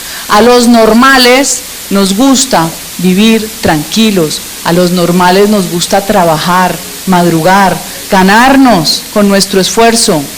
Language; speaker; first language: Spanish; native; Spanish